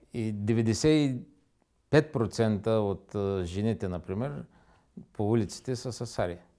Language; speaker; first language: Bulgarian; native; Bulgarian